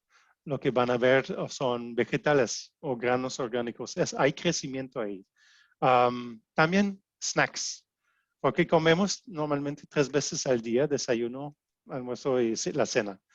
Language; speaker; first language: Spanish; non-native, fluent; French